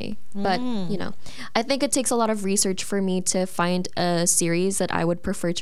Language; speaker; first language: English; non-native, local second language; Filipino